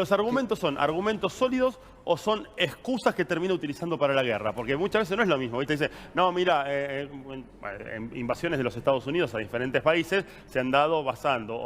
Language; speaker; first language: Spanish; native; Spanish